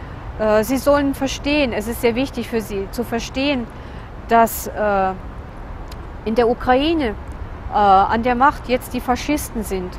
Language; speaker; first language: German; non-native, fluent; Russian